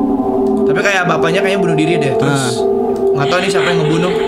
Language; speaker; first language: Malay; non-native, local second language; Sundanese